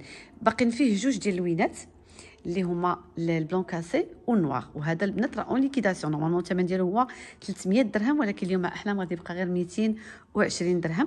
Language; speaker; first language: Arabic; native; Arabic